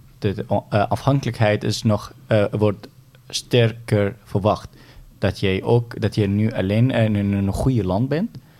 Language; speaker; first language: Dutch; non-native, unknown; Arabic